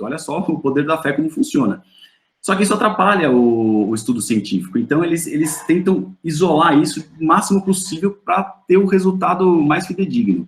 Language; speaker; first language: Portuguese; native; Portuguese